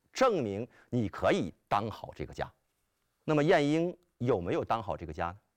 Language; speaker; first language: Chinese; native; Chinese